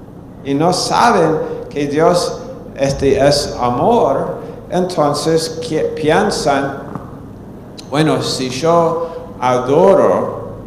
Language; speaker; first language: Spanish; non-native, fluent; English